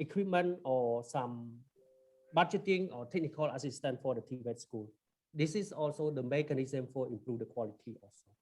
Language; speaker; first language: English; non-native, learner; Khmer